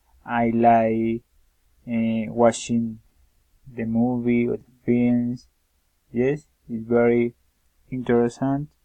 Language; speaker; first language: English; non-native, learner; Spanish